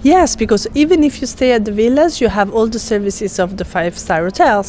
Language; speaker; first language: English; non-native, fluent; Italian